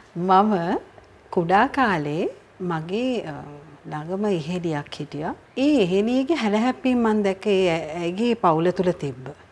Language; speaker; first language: Sinhala; native; Sinhala